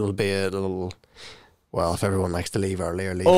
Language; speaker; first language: English; native; English